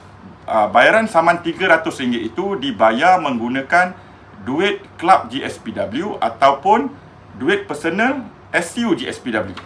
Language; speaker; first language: Malay; native; Malay